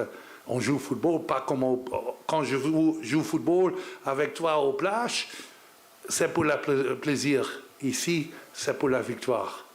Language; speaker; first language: French; non-native, learner; Dutch